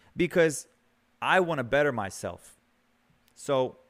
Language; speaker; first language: English; early bilingual, other home language; Spanish